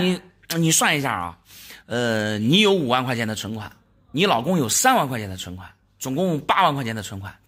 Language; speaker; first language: Chinese; native; Chinese